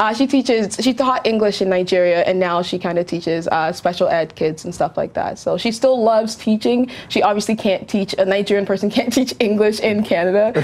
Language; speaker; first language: English; early bilingual, other home language; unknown